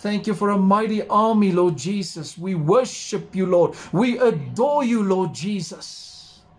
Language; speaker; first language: English; non-native, local second language; Afrikaans